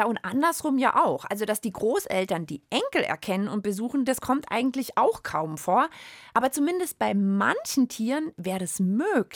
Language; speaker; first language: German; native; German